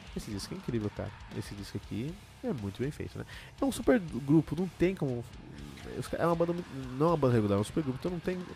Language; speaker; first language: Portuguese; early bilingual, heritage; Portuguese